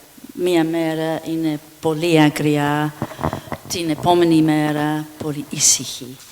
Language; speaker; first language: Greek; non-native, fluent; English